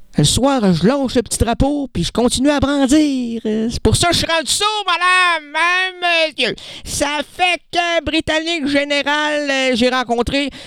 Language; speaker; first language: French; native; French